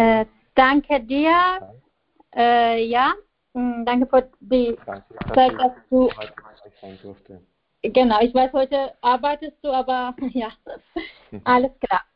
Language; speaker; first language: German; non-native, learner; Persian